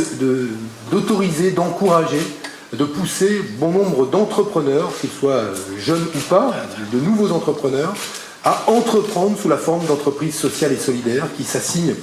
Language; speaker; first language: French; native; French